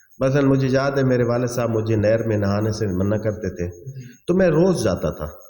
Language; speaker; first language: Urdu; non-native, local second language; Saraiki